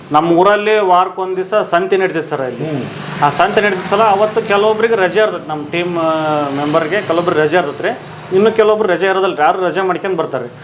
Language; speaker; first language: Kannada; native; Kannada